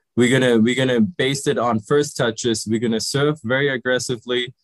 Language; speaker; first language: English; early bilingual, other home language; Sinhala